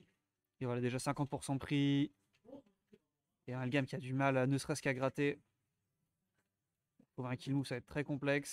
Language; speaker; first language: French; native; French